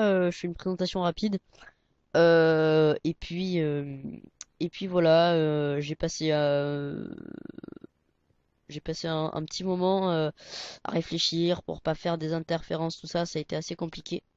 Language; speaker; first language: French; native; French